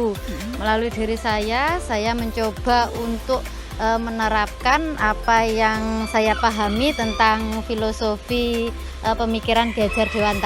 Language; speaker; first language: Indonesian; native; Indonesian